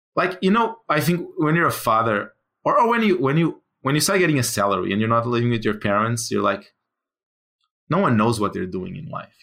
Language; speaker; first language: English; non-native, fluent; Portuguese